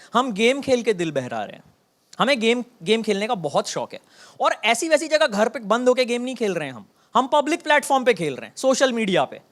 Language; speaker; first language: Hindi; non-native, local second language; Bangla